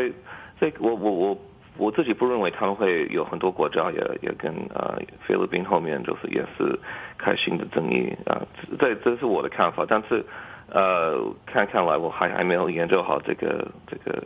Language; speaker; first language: Chinese; early bilingual, heritage; English